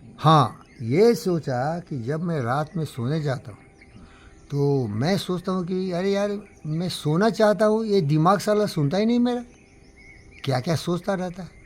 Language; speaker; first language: Hindi; non-native, local second language; Bangla